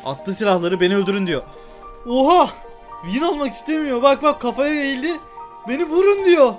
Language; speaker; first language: Turkish; native; Turkish